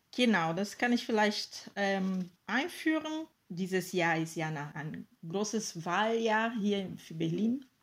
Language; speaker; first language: German; non-native, fluent; Portuguese